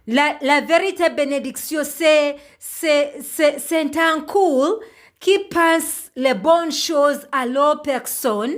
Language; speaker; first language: French; non-native, learner; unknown